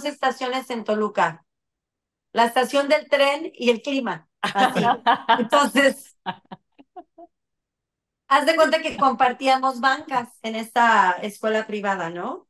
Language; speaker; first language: Spanish; native; Spanish